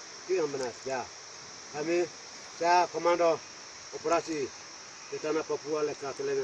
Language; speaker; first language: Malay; non-native, local second language; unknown